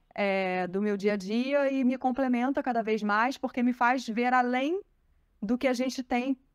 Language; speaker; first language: Portuguese; native; Portuguese